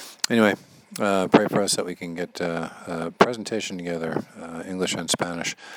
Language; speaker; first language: English; native; English